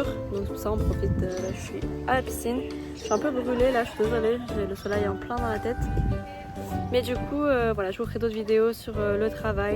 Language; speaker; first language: French; native; French